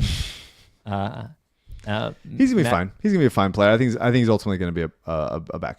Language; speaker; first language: English; native; English